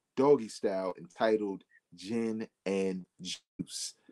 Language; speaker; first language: English; native; English